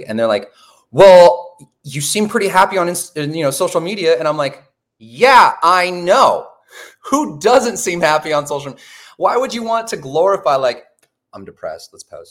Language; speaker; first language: English; native; English